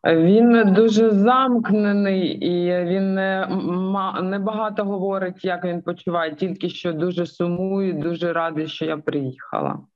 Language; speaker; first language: Ukrainian; non-native, local second language; Russian